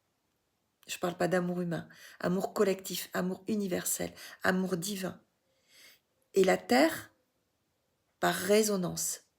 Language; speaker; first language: French; native; French